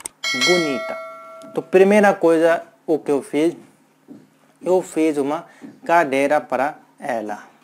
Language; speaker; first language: Portuguese; non-native, learner; Hindi